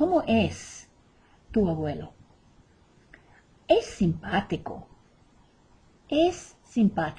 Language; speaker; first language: Spanish; non-native, fluent; English